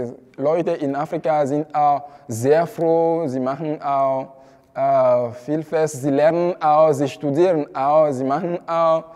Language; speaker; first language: German; non-native, fluent; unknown